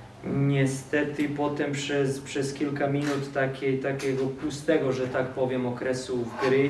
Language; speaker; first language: Polish; non-native, fluent; Serbian